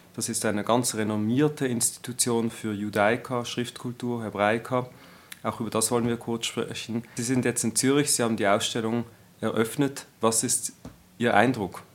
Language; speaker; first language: German; native; German